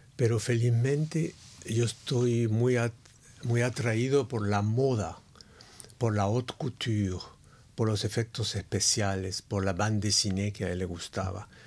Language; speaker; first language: Spanish; native; Spanish